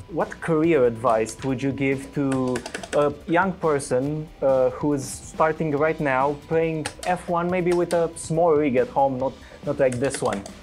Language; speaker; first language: English; non-native, fluent; Romanian